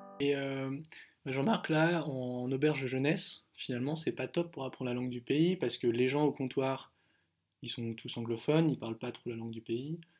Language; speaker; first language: French; native; French